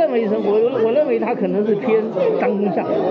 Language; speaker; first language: Chinese; native; Chinese